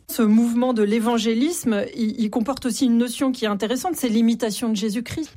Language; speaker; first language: French; native; French